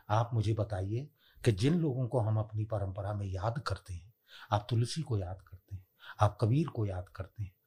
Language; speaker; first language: Hindi; native; Hindi